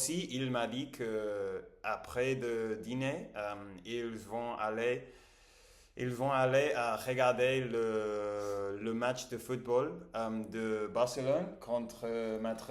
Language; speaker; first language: French; non-native, learner; English